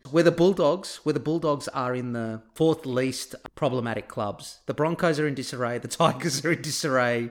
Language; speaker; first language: English; early bilingual, other home language; Turkish